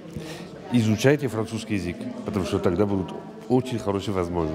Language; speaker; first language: Russian; non-native, fluent; French